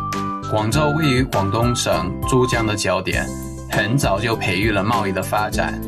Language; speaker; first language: Chinese; non-native, fluent; English